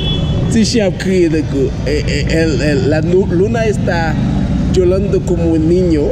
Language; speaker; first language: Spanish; non-native, learner; Haitian Creole